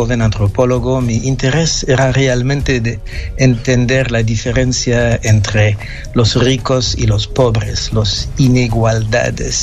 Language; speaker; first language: Spanish; non-native, fluent; French